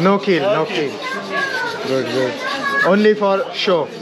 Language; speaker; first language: English; non-native, local second language; Hindi